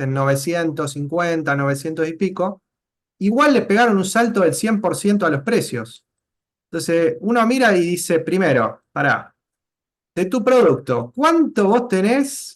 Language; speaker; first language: Spanish; native; Spanish